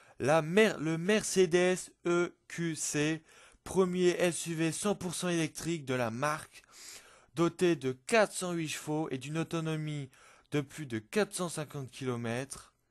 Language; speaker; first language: French; native; French